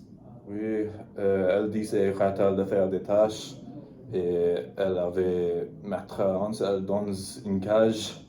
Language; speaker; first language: French; non-native, learner; English